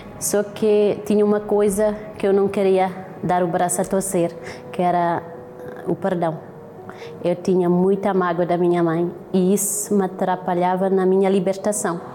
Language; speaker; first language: Portuguese; non-native, local second language; Kabuverdianu